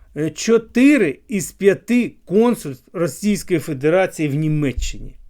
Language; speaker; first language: Ukrainian; non-native, local second language; Russian